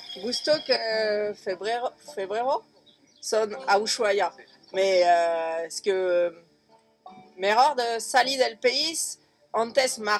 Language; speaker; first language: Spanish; non-native, learner; French